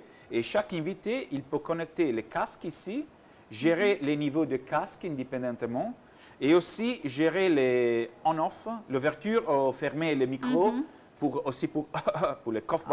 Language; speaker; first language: French; non-native, learner; Italian